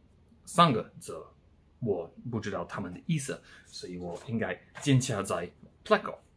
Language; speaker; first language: Chinese; non-native, learner; English